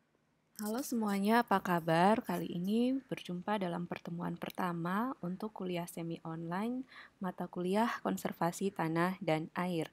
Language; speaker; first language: Indonesian; native; Indonesian